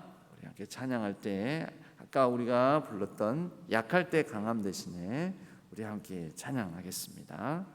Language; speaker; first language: Korean; native; Korean